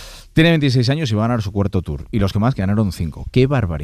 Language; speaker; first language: Spanish; native; Spanish